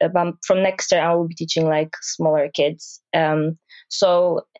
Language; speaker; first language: English; non-native, fluent; Polish